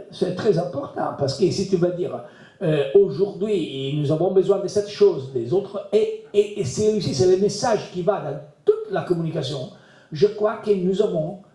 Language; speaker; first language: French; non-native, learner; Italian